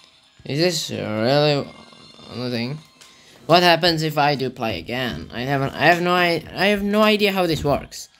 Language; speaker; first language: English; non-native, learner; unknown